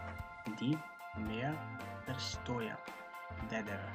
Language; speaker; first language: German; non-native, fluent; Macedonian